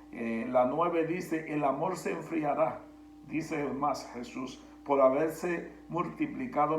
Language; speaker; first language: Spanish; native; Spanish